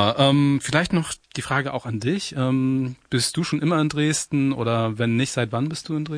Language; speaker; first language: German; native; German